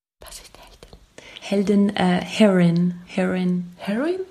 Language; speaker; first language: German; native; German